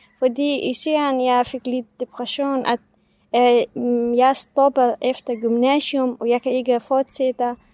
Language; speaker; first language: Danish; non-native, fluent; Kurdish